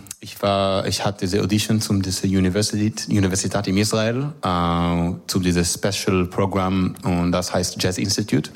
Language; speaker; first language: German; non-native, learner; Hebrew